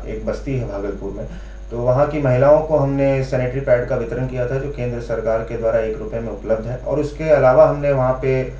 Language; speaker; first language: Hindi; native; Hindi